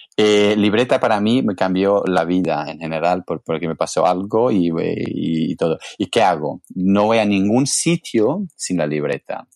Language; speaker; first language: Spanish; non-native, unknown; English